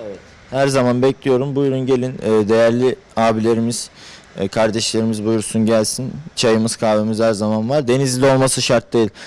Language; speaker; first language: Turkish; native; Turkish